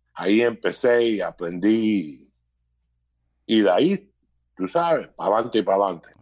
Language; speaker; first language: Spanish; early bilingual, heritage; Spanish